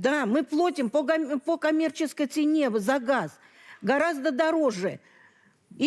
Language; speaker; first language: Russian; native; Russian